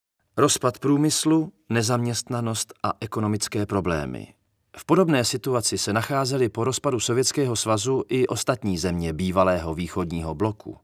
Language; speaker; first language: Czech; native; Czech